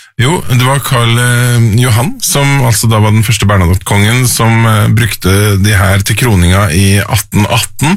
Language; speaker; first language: Norwegian; native; Norwegian